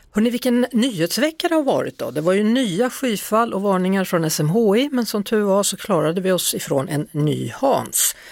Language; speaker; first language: Swedish; native; Swedish